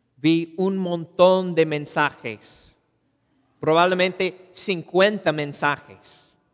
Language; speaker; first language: Spanish; non-native, fluent; English